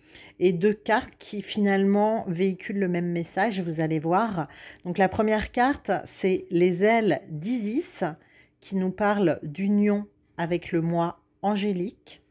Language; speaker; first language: French; native; French